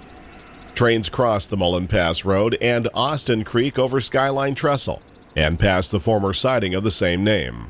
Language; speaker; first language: English; native; English